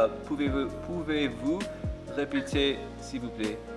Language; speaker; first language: French; non-native, learner; English